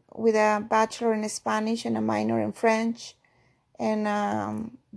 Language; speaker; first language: English; non-native, fluent; Spanish